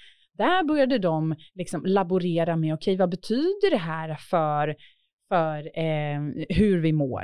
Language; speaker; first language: Swedish; native; Swedish